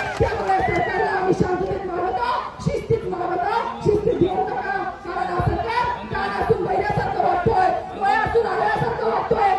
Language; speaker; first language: Marathi; non-native, local second language; Lambadi